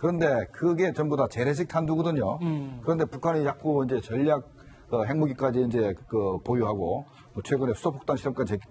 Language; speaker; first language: Korean; native; Korean